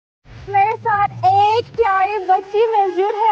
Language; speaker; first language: Hindi; non-native, learner; Turkish